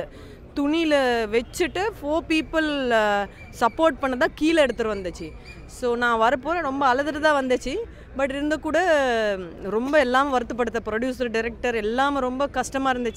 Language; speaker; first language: Tamil; non-native, fluent; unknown